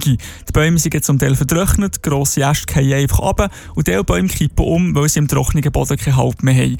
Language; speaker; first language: German; native; German